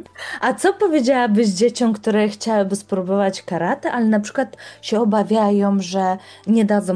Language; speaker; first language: Polish; native; Polish